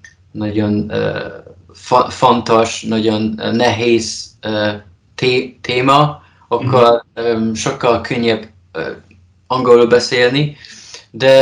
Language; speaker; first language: Hungarian; non-native, learner; Polish